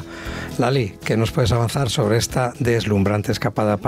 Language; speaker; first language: Spanish; native; Spanish